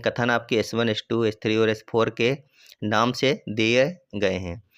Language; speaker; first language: Hindi; native; Hindi